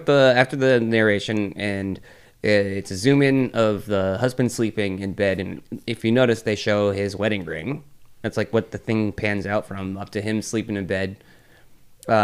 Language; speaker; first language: English; native; English